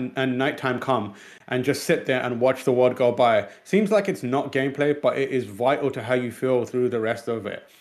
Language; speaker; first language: English; non-native, local second language; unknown